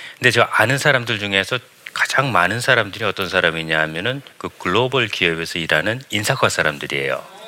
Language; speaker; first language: Korean; early bilingual, heritage; Korean